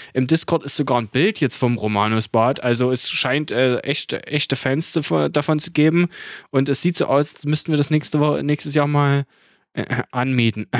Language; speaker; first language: German; native; German